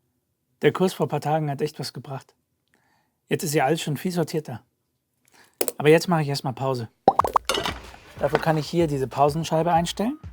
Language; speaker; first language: German; native; German